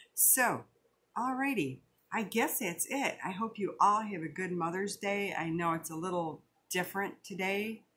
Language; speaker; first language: English; native; English